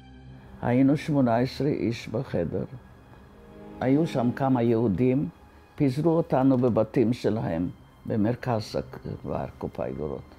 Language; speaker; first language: Hebrew; non-native, fluent; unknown